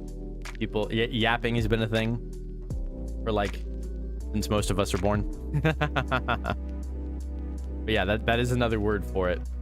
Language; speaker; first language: English; native; English